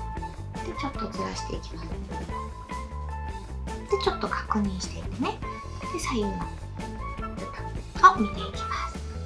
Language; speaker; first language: Japanese; native; Japanese